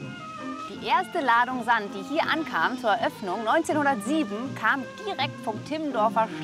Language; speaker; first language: German; native; German